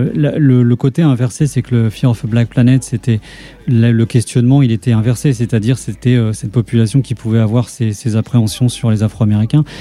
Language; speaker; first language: French; native; French